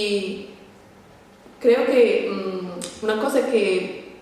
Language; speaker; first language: Spanish; non-native, fluent; English